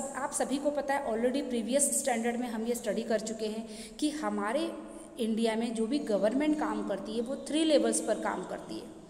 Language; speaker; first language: Hindi; non-native, local second language; Gujarati